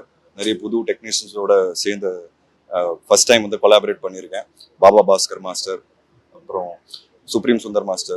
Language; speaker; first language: Tamil; native; Tamil